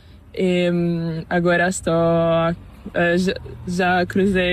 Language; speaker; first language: Spanish; non-native, learner; Italian